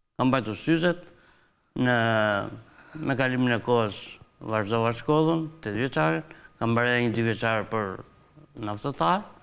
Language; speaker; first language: Albanian; native; Albanian